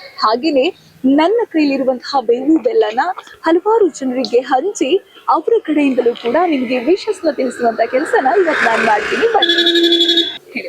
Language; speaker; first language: Kannada; native; Kannada